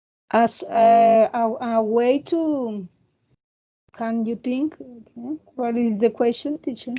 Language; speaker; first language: English; non-native, learner; Spanish